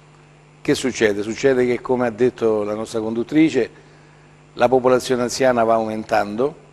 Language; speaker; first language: Italian; native; Italian